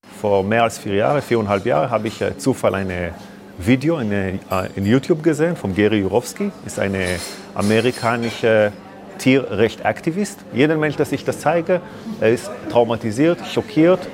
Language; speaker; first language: German; non-native, learner; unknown